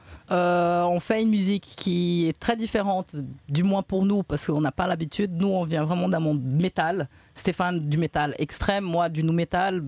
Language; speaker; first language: French; native; French